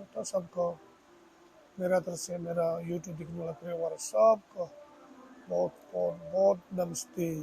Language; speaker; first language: Hindi; non-native, local second language; Tibetan